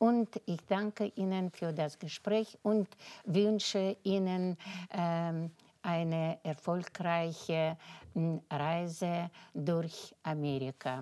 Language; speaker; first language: German; non-native, fluent; Russian